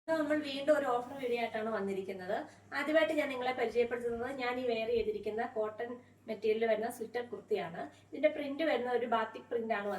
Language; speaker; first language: Malayalam; native; Malayalam